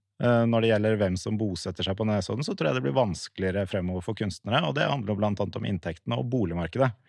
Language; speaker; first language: Norwegian; native; Norwegian